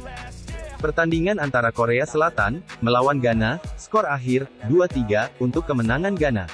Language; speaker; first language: Indonesian; native; Indonesian